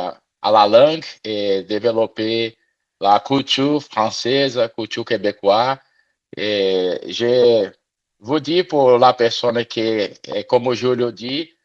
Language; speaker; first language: French; non-native, learner; Portuguese